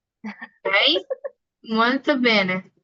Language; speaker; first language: Italian; non-native, fluent; Spanish